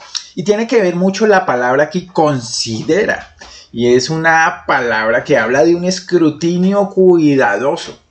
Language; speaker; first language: Spanish; native; Spanish